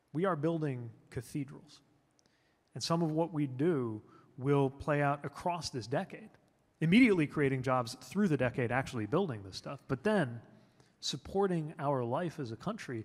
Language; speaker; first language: English; native; English